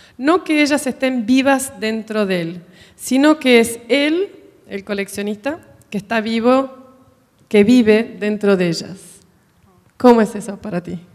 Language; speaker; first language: Spanish; native; Spanish